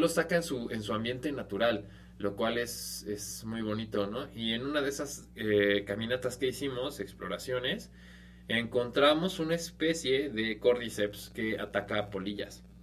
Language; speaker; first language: Spanish; native; Spanish